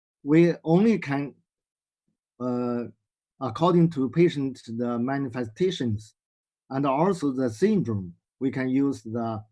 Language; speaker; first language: English; non-native, learner; Chinese